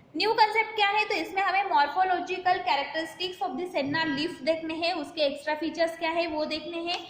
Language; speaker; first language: Hindi; non-native, local second language; Marathi